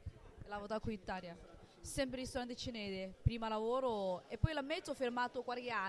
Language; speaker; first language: Italian; non-native, learner; Chinese